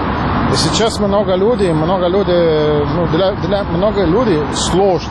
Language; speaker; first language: Russian; non-native, learner; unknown